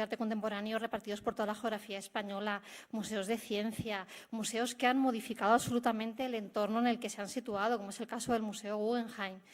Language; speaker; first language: Spanish; native; Spanish